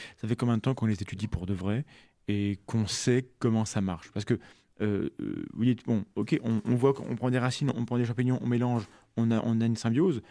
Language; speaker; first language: French; native; French